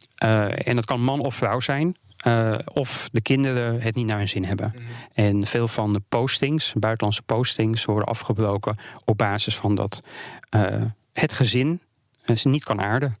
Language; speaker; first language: Dutch; native; Dutch